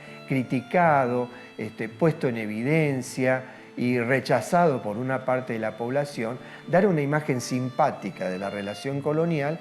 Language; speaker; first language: Spanish; native; Spanish